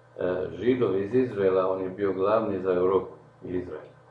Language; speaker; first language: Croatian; non-native, local second language; Slovenian